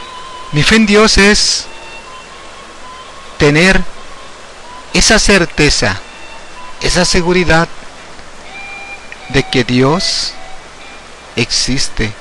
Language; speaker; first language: Spanish; native; Spanish